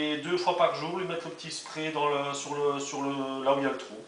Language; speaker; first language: French; native; French